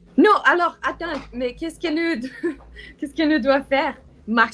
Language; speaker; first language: French; non-native, learner; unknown